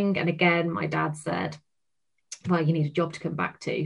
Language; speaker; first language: English; native; English